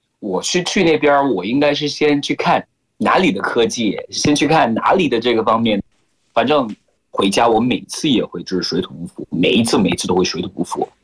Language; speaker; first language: Chinese; non-native, fluent; French